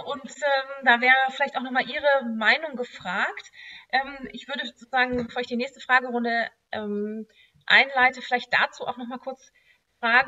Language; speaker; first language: German; native; German